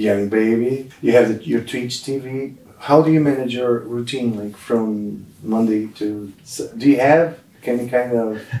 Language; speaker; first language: English; non-native, fluent; Portuguese